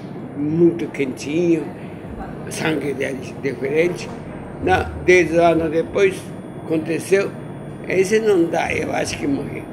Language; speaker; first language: Portuguese; non-native, learner; Japanese